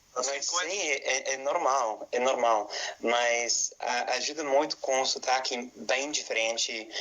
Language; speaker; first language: Portuguese; non-native, fluent; English